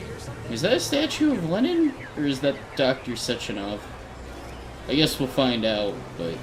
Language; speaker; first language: English; native; English